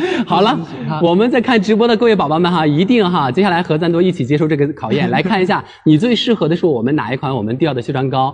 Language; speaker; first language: Chinese; native; Chinese